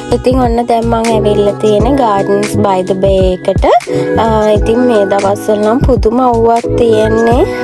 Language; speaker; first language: Sinhala; native; Sinhala